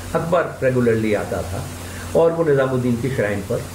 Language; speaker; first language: Hindi; native; Hindi